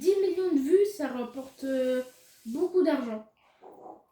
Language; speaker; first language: French; native; French